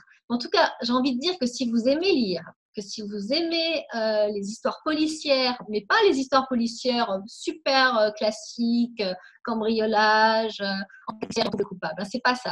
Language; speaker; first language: French; native; French